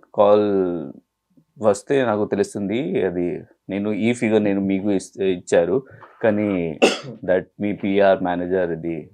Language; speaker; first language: Telugu; non-native, learner; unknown